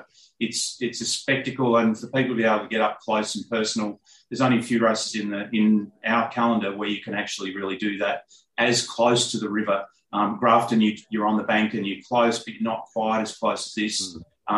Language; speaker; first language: English; native; English